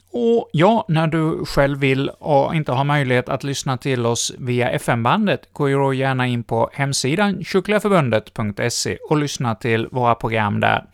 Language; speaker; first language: Swedish; native; Swedish